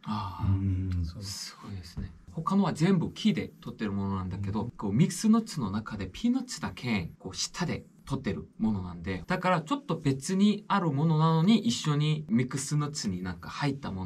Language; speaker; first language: Japanese; non-native, learner; Korean